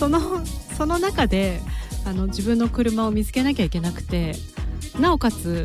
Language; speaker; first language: Japanese; native; Japanese